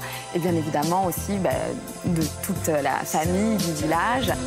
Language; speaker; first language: French; native; French